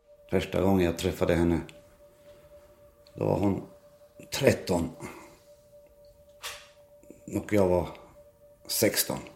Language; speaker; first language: Swedish; early bilingual, other home language; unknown